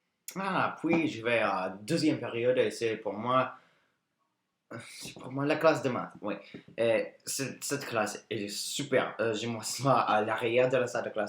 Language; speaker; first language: French; non-native, learner; English